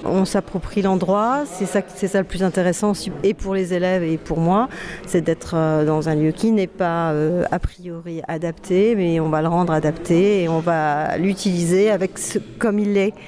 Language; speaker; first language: French; native; French